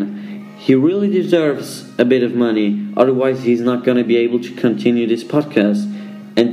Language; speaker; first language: English; non-native, fluent; Swiss German